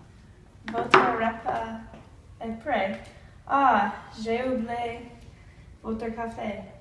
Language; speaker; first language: French; non-native, learner; English